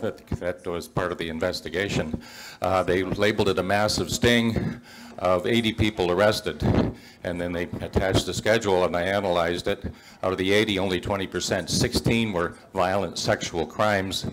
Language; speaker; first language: English; native; English